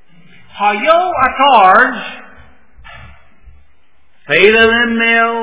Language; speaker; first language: Hungarian; non-native, fluent; English